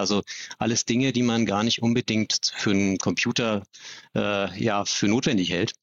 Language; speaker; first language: German; native; German